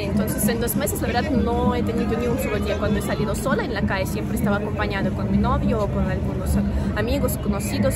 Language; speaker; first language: Spanish; non-native, fluent; Russian